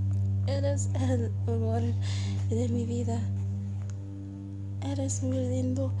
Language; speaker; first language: Spanish; non-native, learner; English